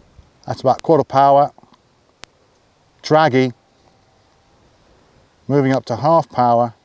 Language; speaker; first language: English; native; English